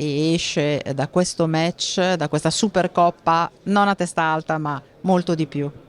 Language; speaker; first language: Italian; native; Italian